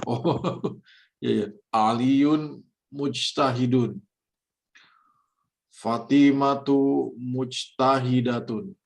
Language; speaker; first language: Arabic; non-native, learner; Indonesian